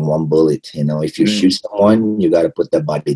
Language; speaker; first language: English; non-native, fluent; Portuguese